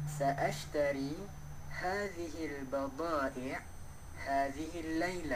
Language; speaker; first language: Arabic; non-native, learner; Malay